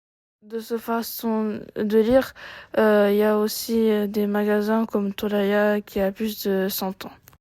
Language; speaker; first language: French; non-native, learner; Japanese